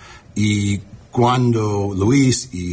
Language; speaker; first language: Spanish; early bilingual, heritage; English